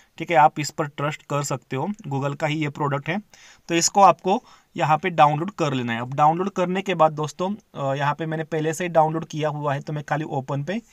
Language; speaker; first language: Hindi; non-native, local second language; Marathi